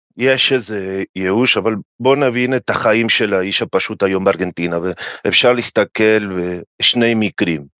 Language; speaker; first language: Hebrew; non-native, fluent; Spanish